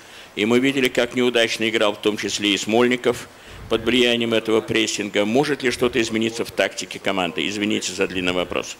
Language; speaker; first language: Russian; native; Russian